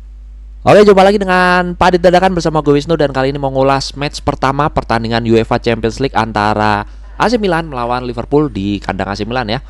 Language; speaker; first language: Indonesian; native; Indonesian